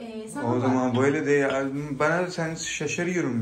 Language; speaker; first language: Turkish; non-native, learner; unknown